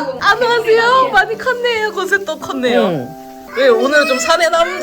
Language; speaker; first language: Korean; native; Korean